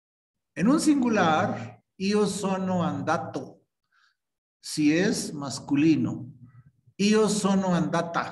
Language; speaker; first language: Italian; non-native, fluent; Spanish